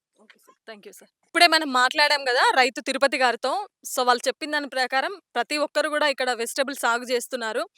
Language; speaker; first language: Telugu; native; Telugu